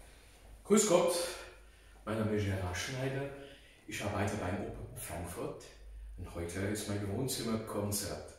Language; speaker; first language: German; non-native, learner; English